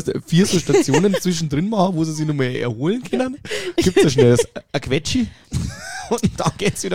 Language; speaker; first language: German; native; German